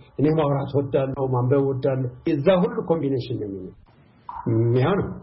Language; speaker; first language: Amharic; non-native, local second language; Tigrinya